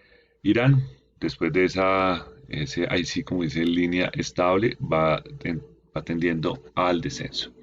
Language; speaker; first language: Spanish; native; Spanish